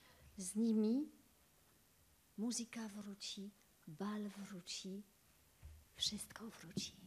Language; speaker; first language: Polish; non-native, learner; French